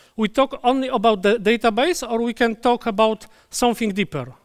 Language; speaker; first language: English; non-native, fluent; Polish